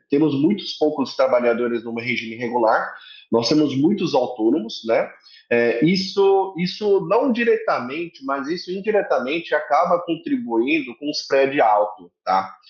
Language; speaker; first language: Portuguese; early bilingual, other home language; Korean